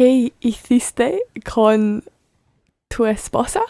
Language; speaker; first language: Spanish; non-native, learner; English